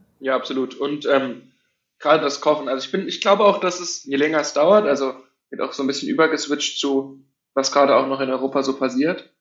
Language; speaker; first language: German; native; German